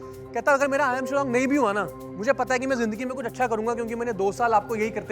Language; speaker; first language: Hindi; native; Hindi